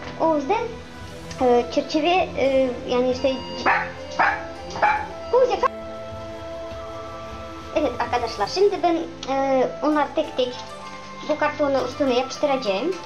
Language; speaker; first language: Turkish; non-native, learner; Russian